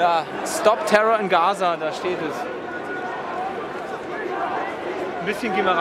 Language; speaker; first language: German; native; German